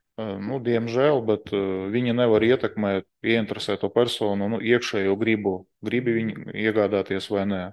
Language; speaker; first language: Latvian; non-native, local second language; Russian